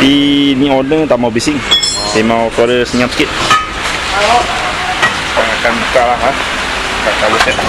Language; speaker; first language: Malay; non-native, local second language; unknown